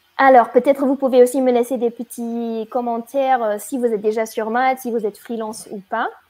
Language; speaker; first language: French; non-native, fluent; German